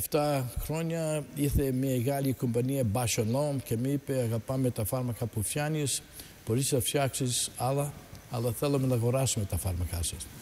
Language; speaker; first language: Greek; early bilingual, heritage; Greek